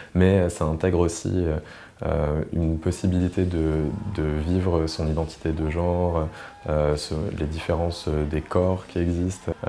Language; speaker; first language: French; native; French